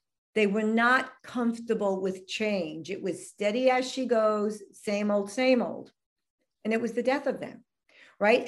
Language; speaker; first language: English; native; English